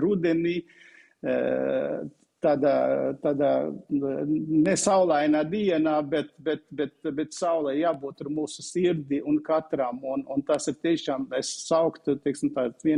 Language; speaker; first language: Latvian; non-native, fluent; Uzbek